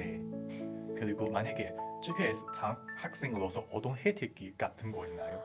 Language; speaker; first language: Korean; non-native, fluent; Chinese